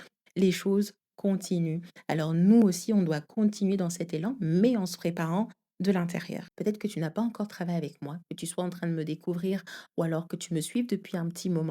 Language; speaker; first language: French; native; French